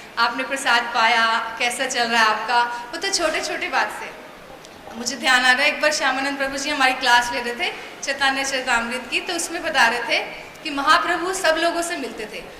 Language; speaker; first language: Hindi; native; Hindi